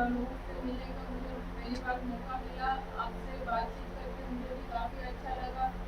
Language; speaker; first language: Hindi; non-native, local second language; Marathi